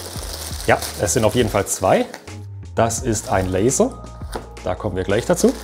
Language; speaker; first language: German; native; German